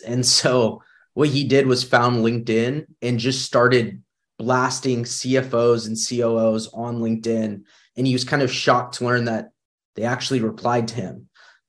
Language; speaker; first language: English; native; English